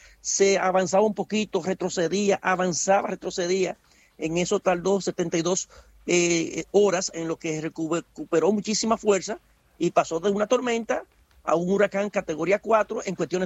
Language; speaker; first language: Spanish; native; Spanish